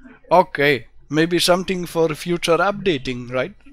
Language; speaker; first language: English; non-native, fluent; German